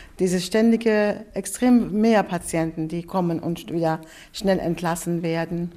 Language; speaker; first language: German; non-native, fluent; Turkish